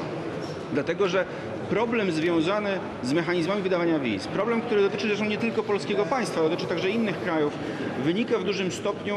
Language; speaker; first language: Polish; native; Polish